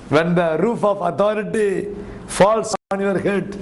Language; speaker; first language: English; non-native, local second language; Tamil